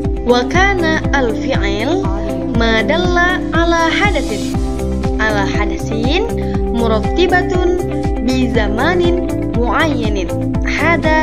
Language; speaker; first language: Arabic; non-native, learner; Indonesian